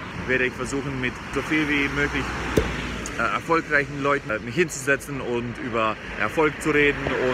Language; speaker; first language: German; non-native, fluent; Croatian